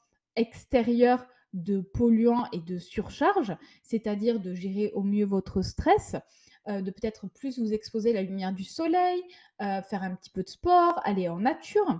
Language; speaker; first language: French; native; French